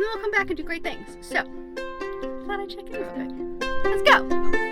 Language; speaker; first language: English; native; English